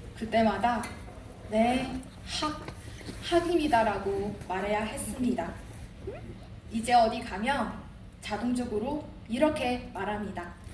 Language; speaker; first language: Korean; non-native, fluent; Chinese